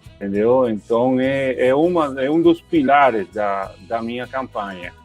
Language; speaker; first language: Portuguese; non-native, fluent; Spanish